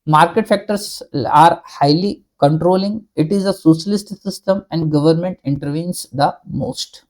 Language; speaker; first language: English; non-native, local second language; Hindi